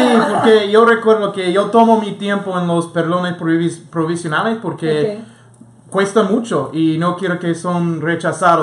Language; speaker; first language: Spanish; non-native, fluent; English